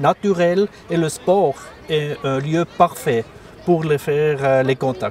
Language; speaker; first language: French; non-native, fluent; German